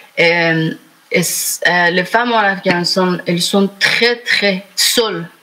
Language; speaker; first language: French; non-native, learner; Persian